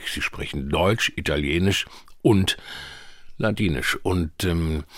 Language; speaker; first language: German; native; German